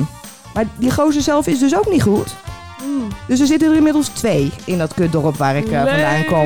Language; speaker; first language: Dutch; native; Dutch